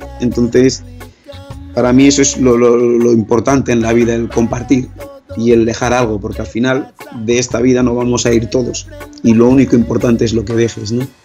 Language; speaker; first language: Spanish; early bilingual, other home language; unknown